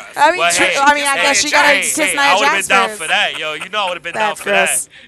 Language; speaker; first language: English; native; English